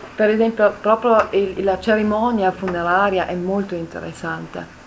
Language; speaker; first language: Italian; non-native, local second language; German